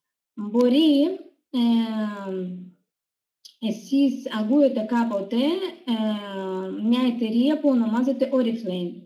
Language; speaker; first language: Greek; non-native, fluent; Russian